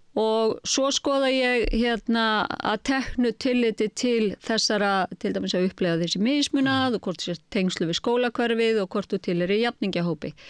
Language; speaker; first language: Icelandic; native; Icelandic